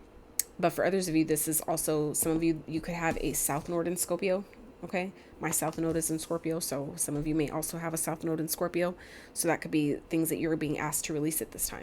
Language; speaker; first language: English; native; English